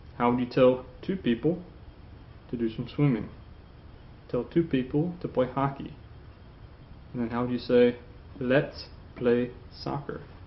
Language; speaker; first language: English; native; English